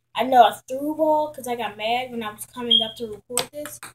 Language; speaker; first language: English; native; English